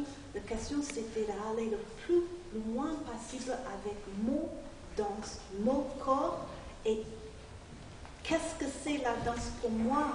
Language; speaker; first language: French; non-native, learner; English